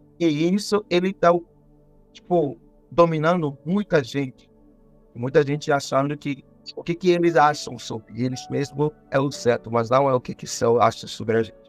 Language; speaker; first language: Portuguese; non-native, fluent; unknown